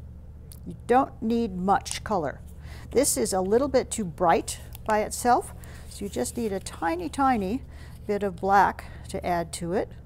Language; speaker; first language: English; native; English